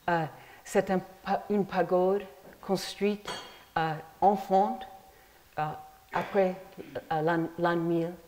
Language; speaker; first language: French; non-native, fluent; English